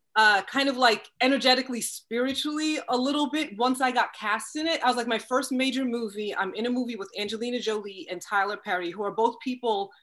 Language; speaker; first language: English; native; English